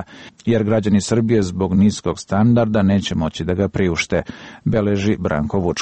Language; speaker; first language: Serbian; native; Serbian